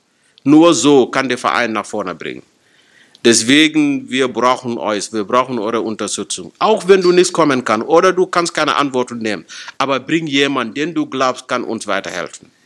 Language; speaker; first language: German; non-native, fluent; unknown